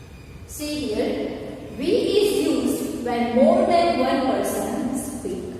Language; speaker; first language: English; non-native, local second language; Hindi